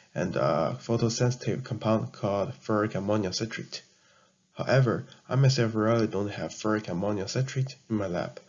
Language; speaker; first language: English; non-native, learner; Chinese